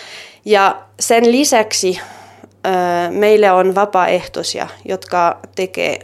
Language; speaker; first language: Finnish; non-native, fluent; French